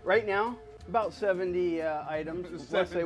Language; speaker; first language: English; native; English